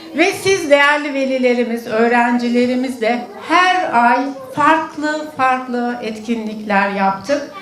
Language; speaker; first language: Turkish; native; Turkish